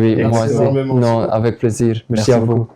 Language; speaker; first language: French; non-native, local second language; Dutch